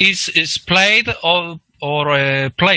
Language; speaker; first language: English; non-native, learner; Spanish